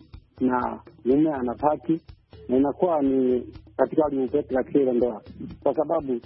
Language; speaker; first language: Swahili; non-native, local second language; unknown